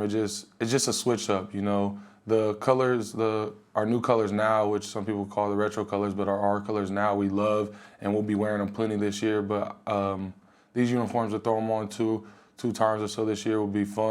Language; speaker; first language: English; native; English